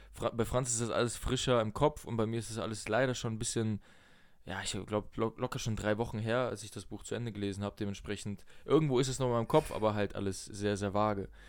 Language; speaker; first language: German; early bilingual, other home language; Russian